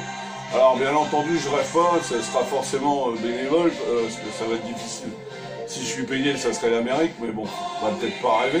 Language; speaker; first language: French; native; French